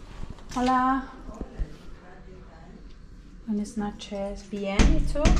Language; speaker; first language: Spanish; non-native, learner; Turkish